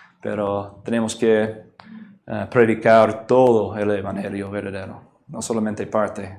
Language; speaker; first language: Spanish; non-native, fluent; English